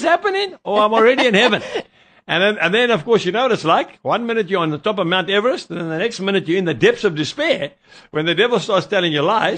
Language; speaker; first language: English; native; English